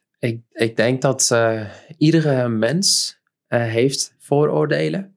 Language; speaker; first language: Dutch; non-native, fluent; Arabic